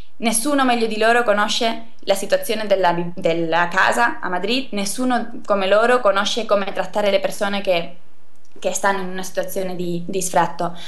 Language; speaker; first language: Italian; non-native, fluent; Spanish